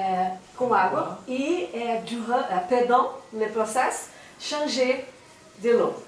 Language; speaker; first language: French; non-native, learner; Portuguese